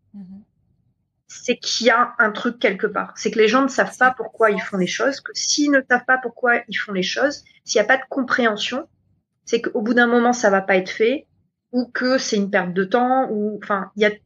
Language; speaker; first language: French; native; French